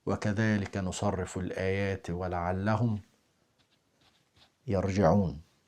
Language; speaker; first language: Arabic; native; Arabic